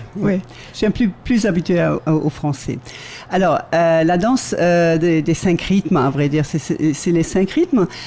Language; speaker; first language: French; native; French